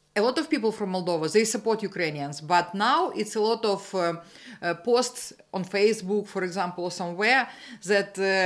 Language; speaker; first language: English; non-native, learner; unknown